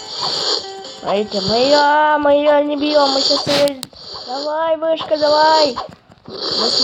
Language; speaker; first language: Russian; native; Russian